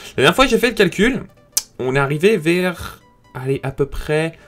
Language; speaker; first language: French; native; French